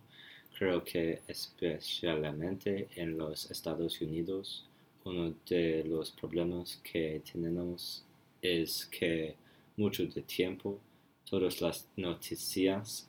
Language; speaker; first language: Spanish; non-native, learner; English